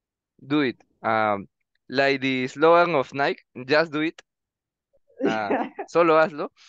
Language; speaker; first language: English; non-native, learner; Spanish